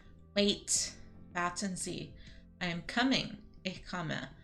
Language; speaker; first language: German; non-native, learner; English